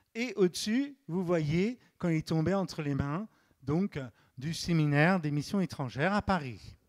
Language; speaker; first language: French; native; French